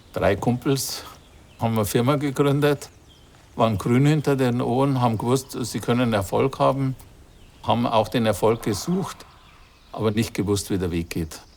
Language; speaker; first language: German; native; German